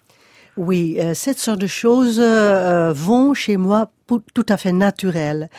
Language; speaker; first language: French; non-native, fluent; Dutch